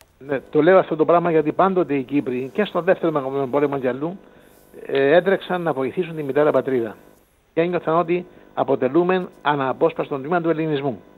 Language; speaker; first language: Greek; native; Greek